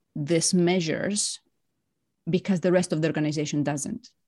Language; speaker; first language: English; non-native, fluent; Greek